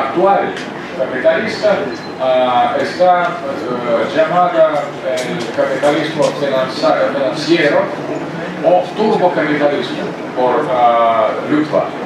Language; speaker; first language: Spanish; non-native, fluent; Russian